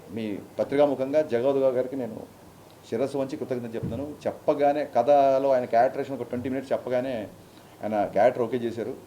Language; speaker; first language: Telugu; native; Telugu